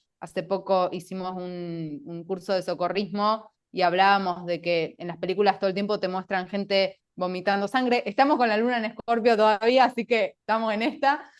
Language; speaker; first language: Spanish; native; Spanish